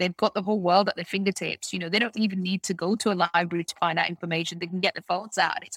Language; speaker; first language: English; native; English